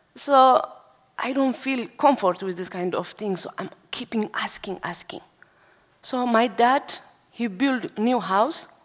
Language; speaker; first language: English; non-native, learner; Tigrinya